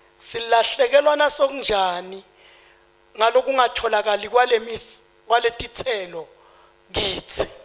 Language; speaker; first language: Zulu; native; Zulu